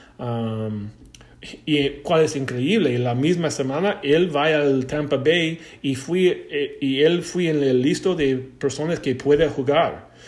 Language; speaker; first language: Spanish; non-native, learner; English